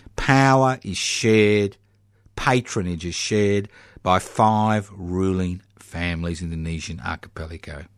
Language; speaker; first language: English; native; English